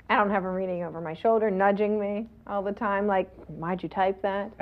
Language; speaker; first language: English; native; English